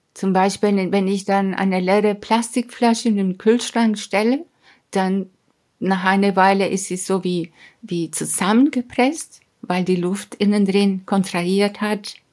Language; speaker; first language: German; non-native, fluent; Spanish